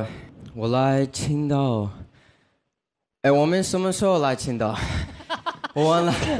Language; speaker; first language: Chinese; early bilingual, heritage; Chinese